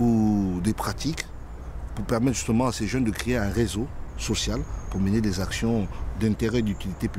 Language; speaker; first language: French; native; French